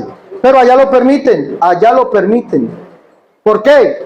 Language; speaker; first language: Spanish; native; Spanish